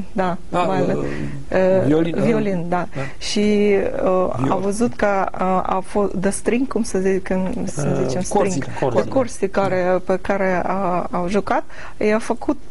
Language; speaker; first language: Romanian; non-native, learner; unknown